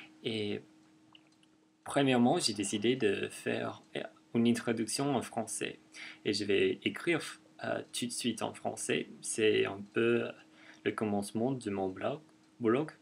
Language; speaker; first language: French; non-native, fluent; English